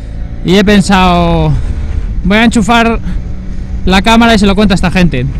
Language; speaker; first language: Spanish; native; Spanish